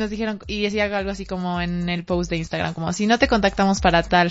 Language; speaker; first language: Spanish; native; Spanish